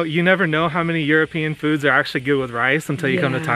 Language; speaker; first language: English; native; English